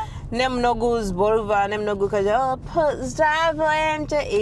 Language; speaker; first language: Macedonian; non-native, learner; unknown